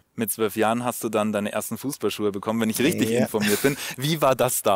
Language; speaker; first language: German; native; German